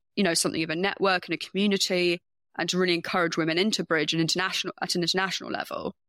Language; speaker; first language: English; native; English